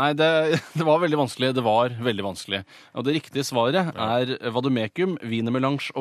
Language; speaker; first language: Norwegian; native; Norwegian